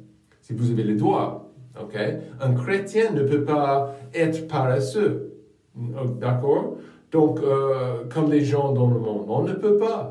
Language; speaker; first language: French; non-native, fluent; English